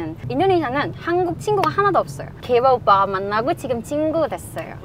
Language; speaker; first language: Korean; non-native, learner; Indonesian